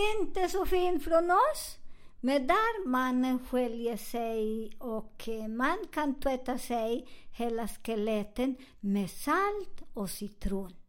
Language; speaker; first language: Swedish; non-native, learner; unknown